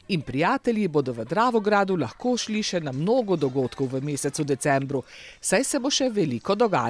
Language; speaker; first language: Slovenian; native; Slovenian